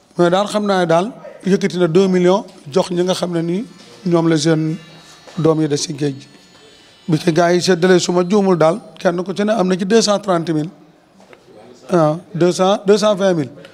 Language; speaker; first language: Wolof; native; Wolof